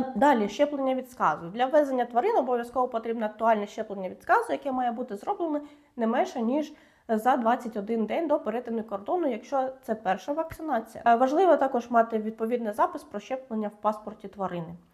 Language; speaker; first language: Ukrainian; native; Ukrainian